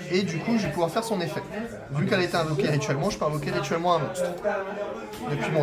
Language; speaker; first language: French; native; French